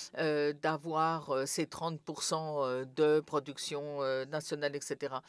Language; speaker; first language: French; non-native, fluent; Serbian